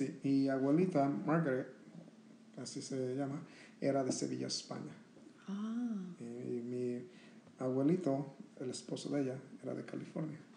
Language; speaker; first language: Spanish; early bilingual, heritage; Spanish